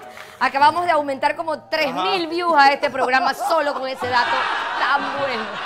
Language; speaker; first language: Spanish; native; Spanish